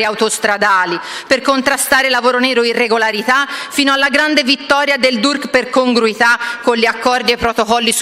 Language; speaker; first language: Italian; native; Italian